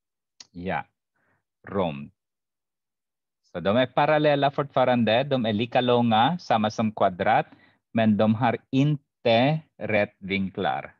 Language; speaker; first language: Swedish; non-native, fluent; Arabic